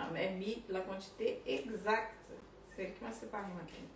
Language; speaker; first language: French; non-native, fluent; Portuguese